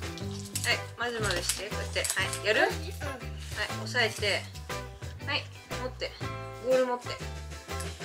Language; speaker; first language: Japanese; native; Japanese